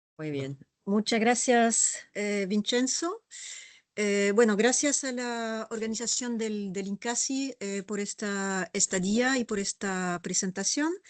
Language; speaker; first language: Spanish; non-native, fluent; French